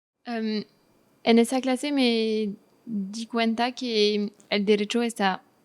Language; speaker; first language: Spanish; non-native, fluent; French